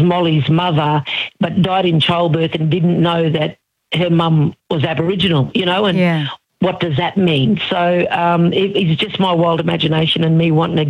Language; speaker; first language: English; native; English